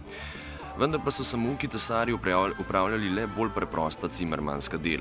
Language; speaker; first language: Slovenian; native; Slovenian